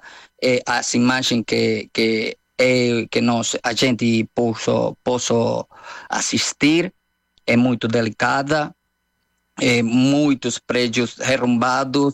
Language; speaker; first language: Portuguese; non-native, learner; Spanish